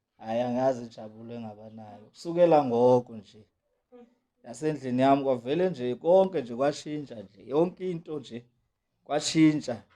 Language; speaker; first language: Zulu; non-native, local second language; Xhosa